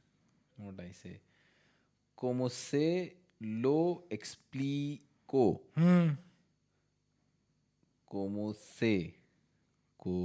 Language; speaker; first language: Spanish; non-native, learner; Hindi